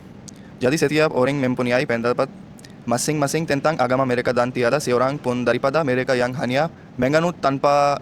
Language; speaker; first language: Indonesian; non-native, learner; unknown